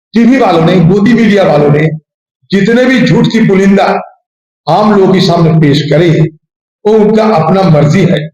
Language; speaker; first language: Hindi; non-native, local second language; Bangla